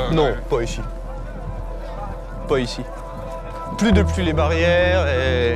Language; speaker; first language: French; native; French